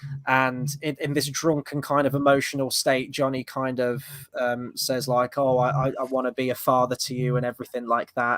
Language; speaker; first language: English; native; English